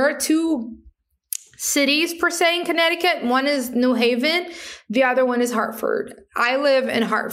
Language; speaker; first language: English; non-native, fluent; Portuguese